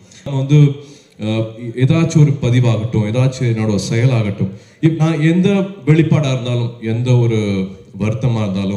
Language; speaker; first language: Tamil; native; Tamil